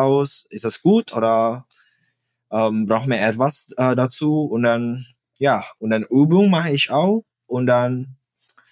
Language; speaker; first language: German; non-native, fluent; Indonesian